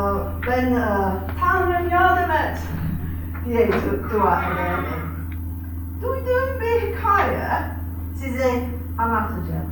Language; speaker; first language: Turkish; non-native, fluent; English